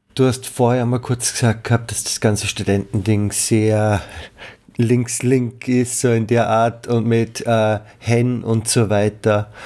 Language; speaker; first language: German; native; German